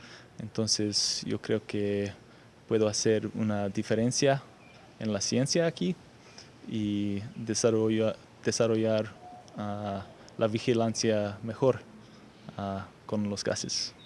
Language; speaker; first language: Spanish; non-native, fluent; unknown